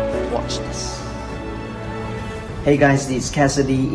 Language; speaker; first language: English; non-native, fluent; Indonesian